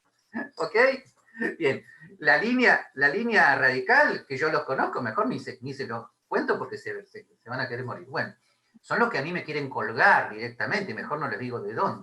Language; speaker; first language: Spanish; native; Spanish